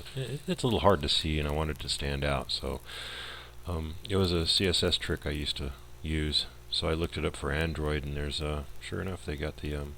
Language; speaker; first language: English; native; English